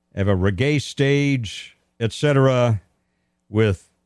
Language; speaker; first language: English; native; English